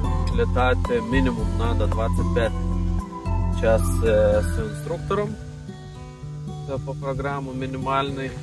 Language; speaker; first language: Russian; non-native, fluent; Lithuanian